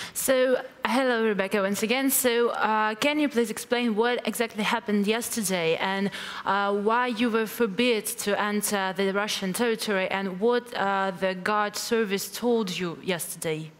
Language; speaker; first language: English; non-native, fluent; Ukrainian